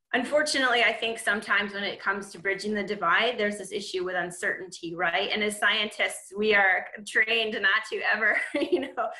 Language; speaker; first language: English; native; English